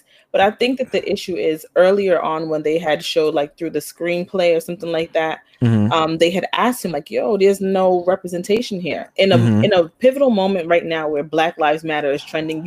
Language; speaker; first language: English; early bilingual, other home language; Spanish